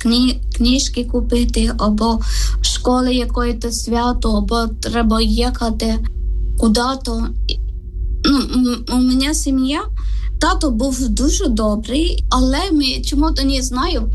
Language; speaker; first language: Ukrainian; non-native, learner; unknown